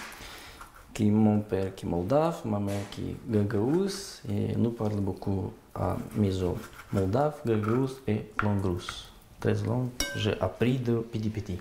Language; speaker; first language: French; non-native, learner; Gagauz